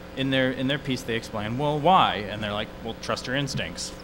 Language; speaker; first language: English; native; English